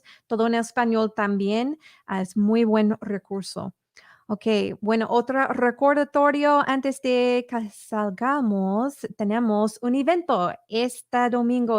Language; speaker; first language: Spanish; early bilingual, heritage; English